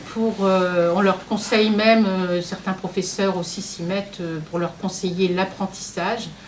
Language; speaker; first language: French; native; French